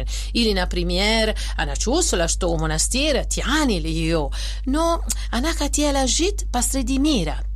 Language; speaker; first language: Russian; non-native, fluent; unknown